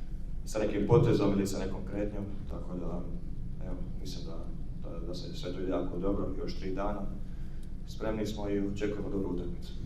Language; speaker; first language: Croatian; native; Croatian